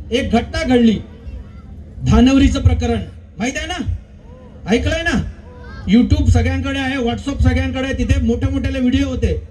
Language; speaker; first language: Marathi; native; Marathi